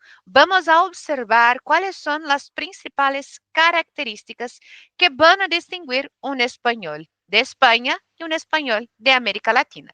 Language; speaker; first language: Spanish; non-native, fluent; Portuguese